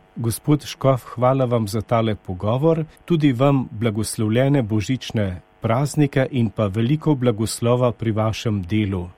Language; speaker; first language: Slovenian; native; Slovenian